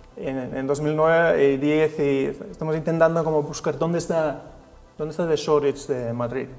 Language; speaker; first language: Spanish; non-native, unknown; Finnish